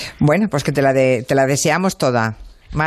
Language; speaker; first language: Spanish; native; Spanish